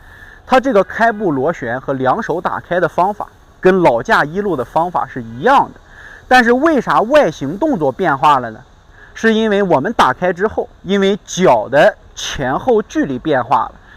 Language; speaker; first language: Chinese; native; Chinese